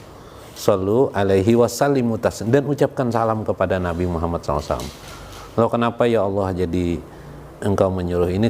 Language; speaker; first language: Indonesian; native; Indonesian